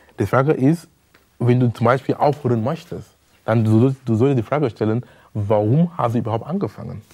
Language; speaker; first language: German; non-native, fluent; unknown